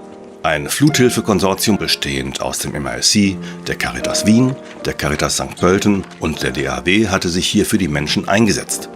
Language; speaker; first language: German; native; German